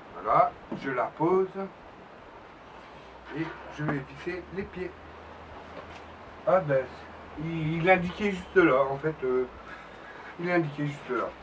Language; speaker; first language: French; native; French